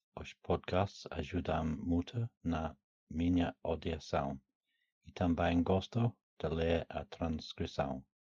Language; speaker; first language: Portuguese; non-native, learner; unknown